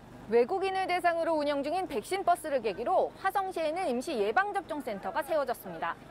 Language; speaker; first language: Korean; native; Korean